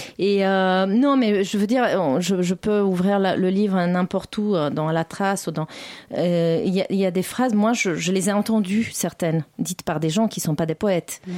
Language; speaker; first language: French; non-native, fluent; Romanian